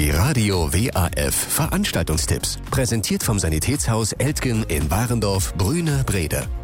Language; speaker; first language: German; native; German